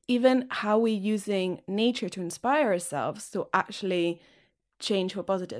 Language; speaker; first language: English; non-native, fluent; Spanish